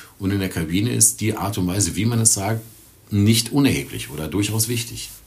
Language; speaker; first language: German; native; German